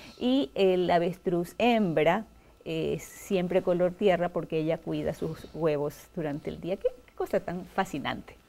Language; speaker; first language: Spanish; native; Spanish